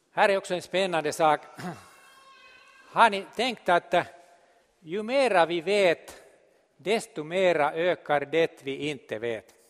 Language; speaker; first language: Swedish; non-native, local second language; Finnish